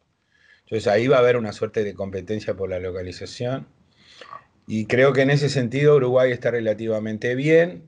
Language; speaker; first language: Spanish; native; Spanish